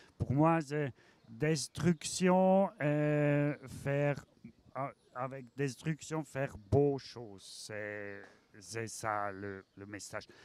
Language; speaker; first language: French; non-native, learner; German